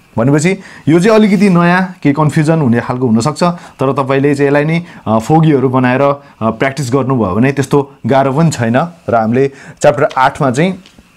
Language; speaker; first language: Nepali; non-native, local second language; Gurung